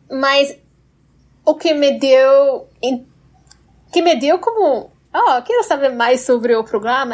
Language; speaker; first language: Portuguese; non-native, fluent; English